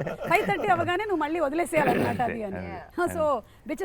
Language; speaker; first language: Telugu; native; Telugu